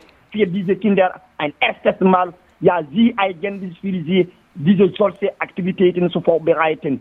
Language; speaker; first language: German; non-native, learner; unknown